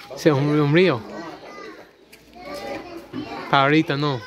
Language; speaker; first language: Spanish; non-native, learner; English